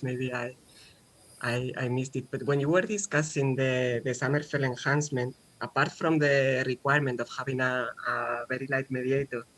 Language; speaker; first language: English; non-native, fluent; Spanish